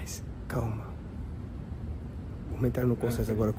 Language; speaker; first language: Portuguese; native; Portuguese